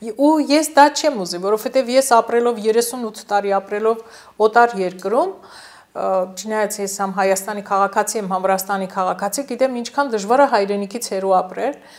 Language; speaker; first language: Armenian; non-native, local second language; Georgian